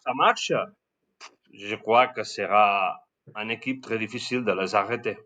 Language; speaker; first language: French; non-native, learner; Spanish